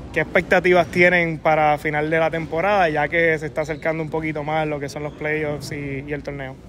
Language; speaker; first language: Spanish; native; Spanish